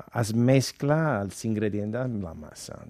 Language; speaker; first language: Catalan; non-native, fluent; Italian